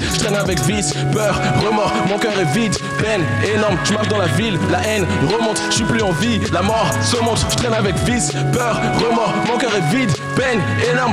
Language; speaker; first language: French; non-native, local second language; Baoulé